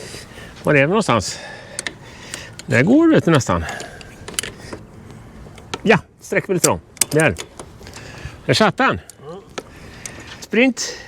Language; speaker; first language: Swedish; native; Swedish